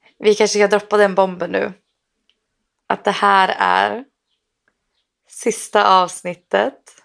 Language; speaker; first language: Swedish; native; Swedish